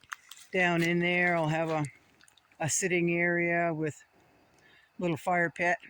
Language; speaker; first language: English; native; English